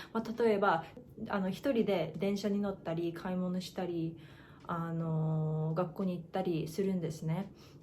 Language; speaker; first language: Japanese; non-native, learner; English